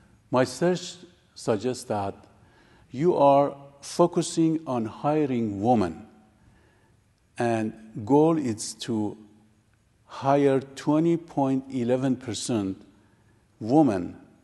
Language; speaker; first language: English; non-native, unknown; Persian